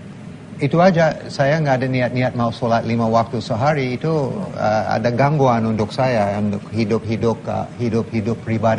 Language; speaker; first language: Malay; non-native, fluent; English